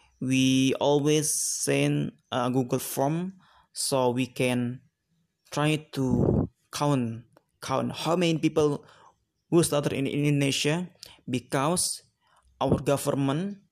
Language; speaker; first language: English; non-native, learner; Indonesian